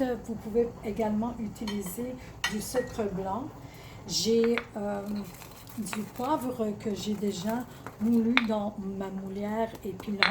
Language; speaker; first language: French; early bilingual, other home language; Italian